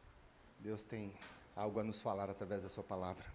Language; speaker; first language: Portuguese; native; Portuguese